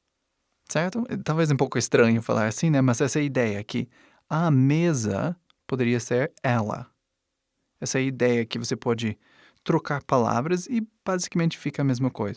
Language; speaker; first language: Portuguese; non-native, fluent; English